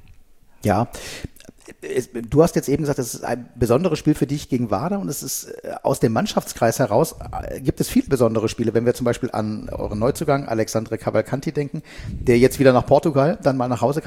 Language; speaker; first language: German; native; German